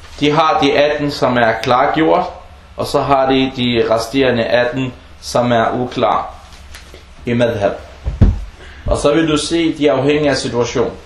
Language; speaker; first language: Danish; early bilingual, other home language; Arabic